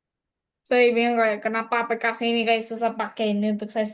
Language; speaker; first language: Indonesian; non-native, learner; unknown